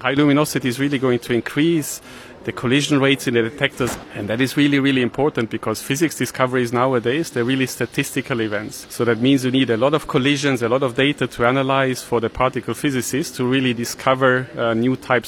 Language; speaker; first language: Swedish; non-native, fluent; German